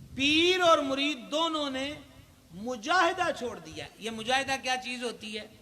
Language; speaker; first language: Urdu; non-native, local second language; Punjabi